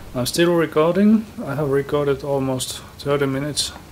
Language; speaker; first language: English; non-native, fluent; Finnish